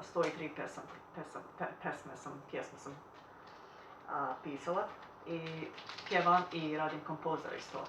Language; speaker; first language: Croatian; early bilingual, heritage; Croatian